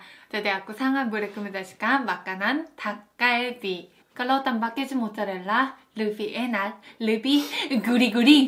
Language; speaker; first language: Indonesian; non-native, fluent; Korean